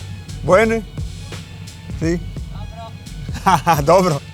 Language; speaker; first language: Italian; non-native, learner; Slovenian